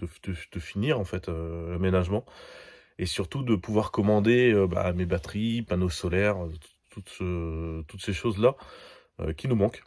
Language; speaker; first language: French; native; French